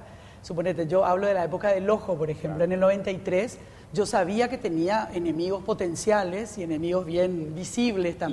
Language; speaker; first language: Spanish; native; Spanish